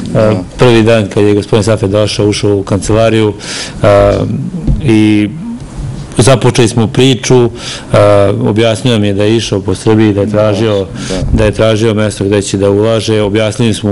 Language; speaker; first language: Serbian; native; Serbian